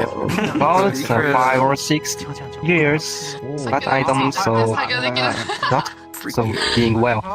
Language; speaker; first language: English; non-native, learner; Japanese